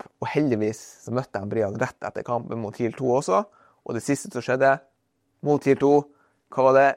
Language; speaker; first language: Norwegian; native; Norwegian